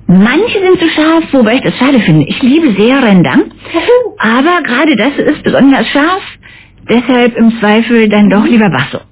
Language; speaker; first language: German; native; German